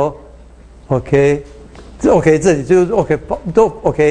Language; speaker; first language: English; non-native, fluent; Chinese